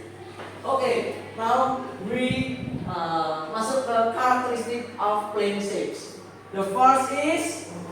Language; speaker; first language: English; non-native, learner; Indonesian